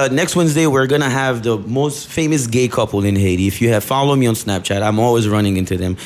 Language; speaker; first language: English; early bilingual, other home language; Haitian Creole